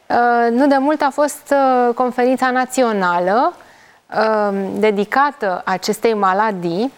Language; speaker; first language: Romanian; native; Romanian